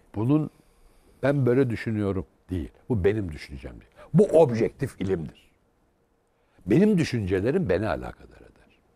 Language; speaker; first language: Turkish; native; Turkish